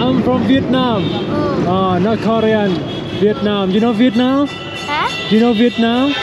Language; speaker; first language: English; non-native, learner; Vietnamese